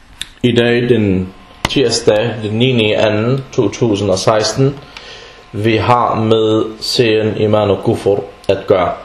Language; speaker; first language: Danish; early bilingual, other home language; Arabic